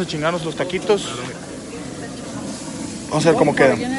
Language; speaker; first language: Spanish; native; Spanish